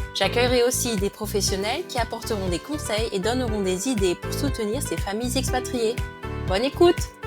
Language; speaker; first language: French; native; French